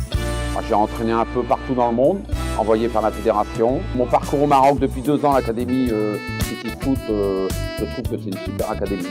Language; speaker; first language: French; native; French